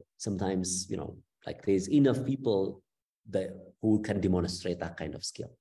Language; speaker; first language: English; non-native, fluent; Amharic